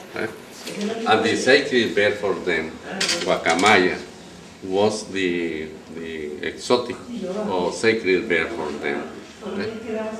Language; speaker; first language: English; non-native, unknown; Spanish